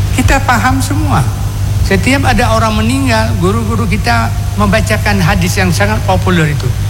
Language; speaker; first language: Indonesian; non-native, local second language; Achinese